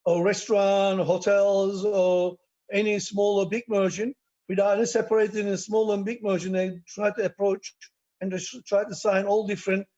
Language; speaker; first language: English; non-native, learner; Turkish